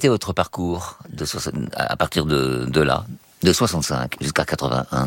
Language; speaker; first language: French; native; French